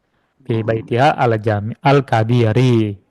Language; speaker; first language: Arabic; non-native, learner; Indonesian